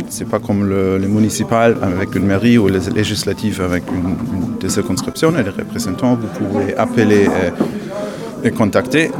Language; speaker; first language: French; non-native, fluent; German